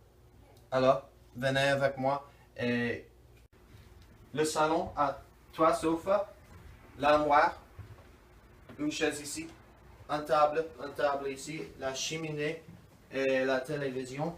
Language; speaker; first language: French; non-native, learner; English